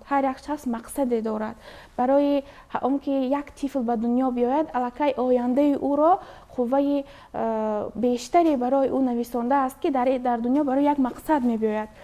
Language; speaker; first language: Tajik; native; Tajik